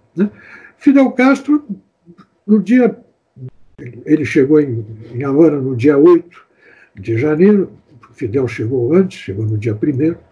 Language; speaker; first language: Portuguese; native; Portuguese